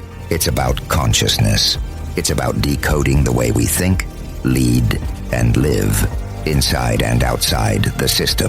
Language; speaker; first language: English; native; English